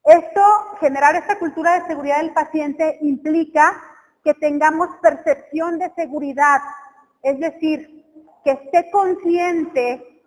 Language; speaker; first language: Spanish; native; Spanish